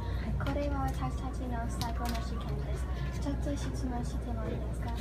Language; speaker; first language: Japanese; non-native, learner; English